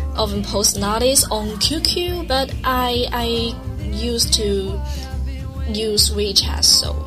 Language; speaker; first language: English; non-native, fluent; Chinese